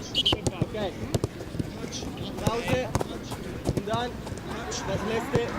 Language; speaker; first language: German; non-native, learner; Italian